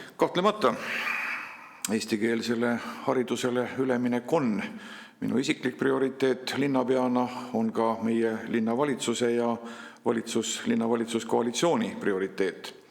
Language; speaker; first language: Estonian; native; Estonian